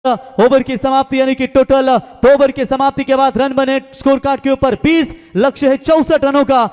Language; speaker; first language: Hindi; non-native, local second language; Marathi